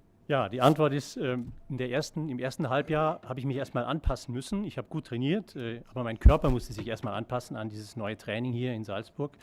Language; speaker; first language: German; native; German